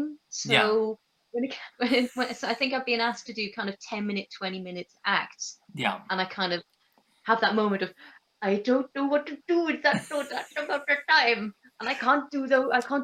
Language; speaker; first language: English; native; English